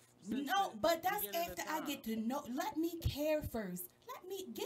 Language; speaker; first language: English; native; English